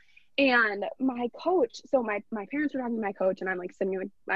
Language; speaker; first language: English; native; English